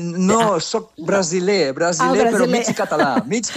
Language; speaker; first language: Catalan; non-native, learner; Portuguese